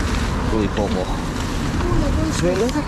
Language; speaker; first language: Spanish; non-native, learner; Filipino